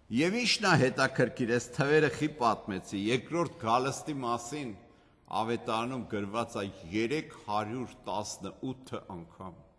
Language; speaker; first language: Armenian; native; Armenian